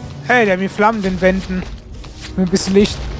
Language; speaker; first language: German; native; German